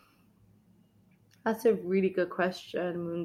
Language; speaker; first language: English; non-native, local second language; Yoruba